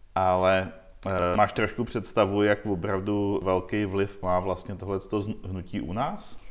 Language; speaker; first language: Czech; native; Czech